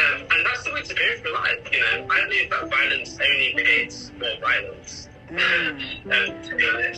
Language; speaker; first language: English; native; English